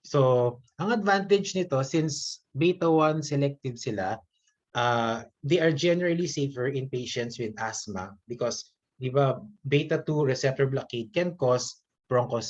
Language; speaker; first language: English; non-native, local second language; Filipino